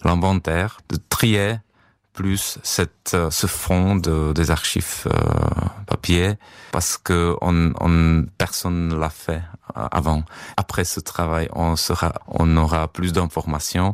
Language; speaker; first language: French; non-native, fluent; Czech